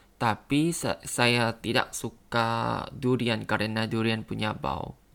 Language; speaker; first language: Indonesian; non-native, learner; Thai